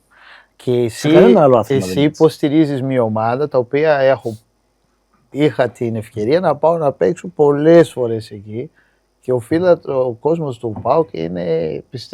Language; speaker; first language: Greek; non-native, fluent; Portuguese